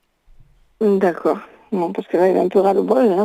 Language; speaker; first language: French; native; French